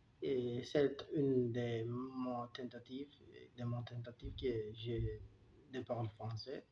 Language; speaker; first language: French; non-native, learner; Turkish